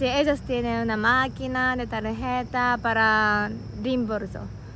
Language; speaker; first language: Spanish; non-native, learner; Japanese